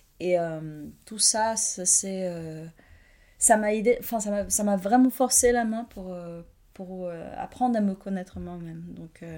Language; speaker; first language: French; non-native, fluent; Portuguese